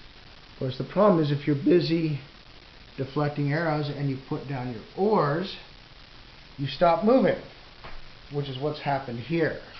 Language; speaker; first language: English; native; English